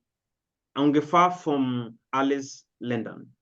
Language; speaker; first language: German; non-native, learner; Portuguese